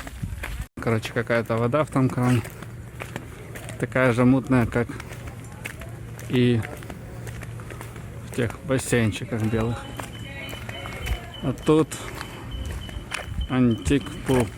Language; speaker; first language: Russian; native; Russian